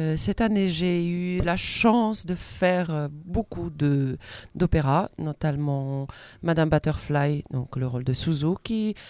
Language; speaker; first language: French; non-native, fluent; Polish